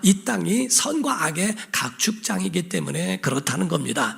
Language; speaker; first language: Korean; native; Korean